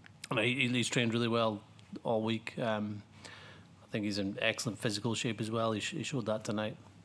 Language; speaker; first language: English; native; English